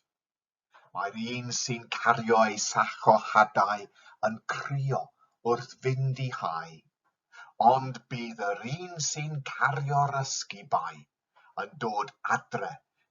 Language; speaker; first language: Welsh; non-native, local second language; English